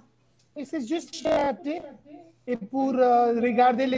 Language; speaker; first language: French; non-native, fluent; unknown